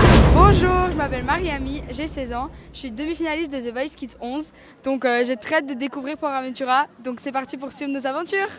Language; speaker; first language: French; native; French